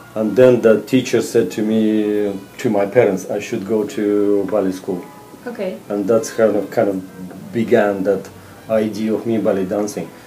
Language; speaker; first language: English; non-native, fluent; Russian